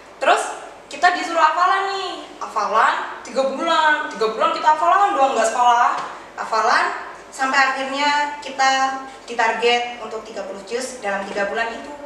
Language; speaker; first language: Indonesian; native; Indonesian